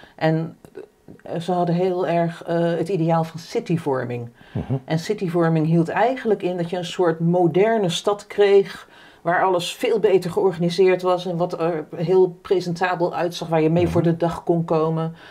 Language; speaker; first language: Dutch; native; Dutch